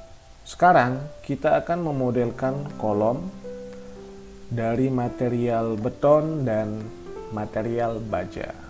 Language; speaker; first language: Indonesian; native; Indonesian